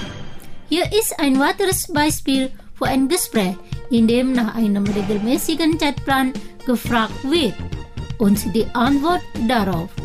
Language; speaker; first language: German; non-native, fluent; Indonesian